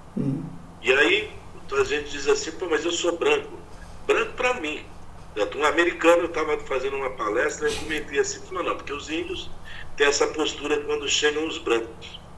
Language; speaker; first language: Portuguese; native; Portuguese